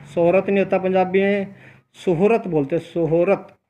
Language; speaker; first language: Hindi; non-native, local second language; Punjabi